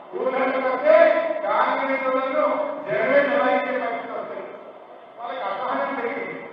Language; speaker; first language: Telugu; native; Telugu